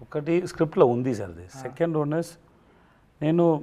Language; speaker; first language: Telugu; non-native, learner; Tamil